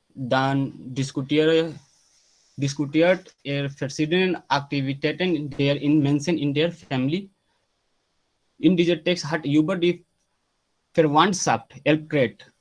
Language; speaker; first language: German; non-native, learner; Hindi